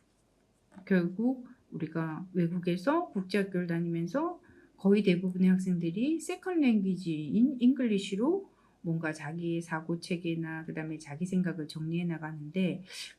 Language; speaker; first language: Korean; native; Korean